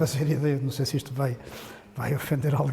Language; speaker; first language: Portuguese; native; Portuguese